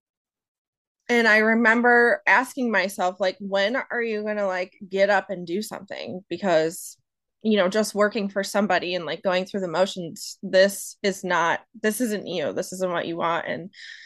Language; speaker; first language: English; native; English